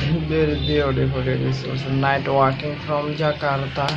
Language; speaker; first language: English; non-native, local second language; Bangla